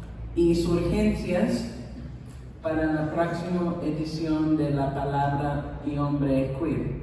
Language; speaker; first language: Spanish; non-native, fluent; English